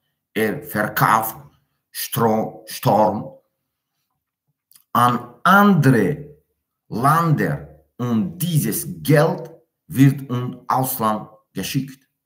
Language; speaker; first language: German; non-native, learner; Tajik